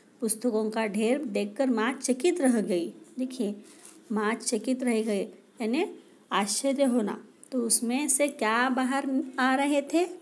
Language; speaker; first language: Hindi; non-native, local second language; Marathi